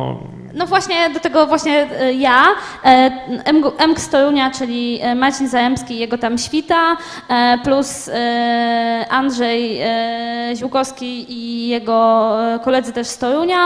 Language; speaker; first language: Polish; native; Polish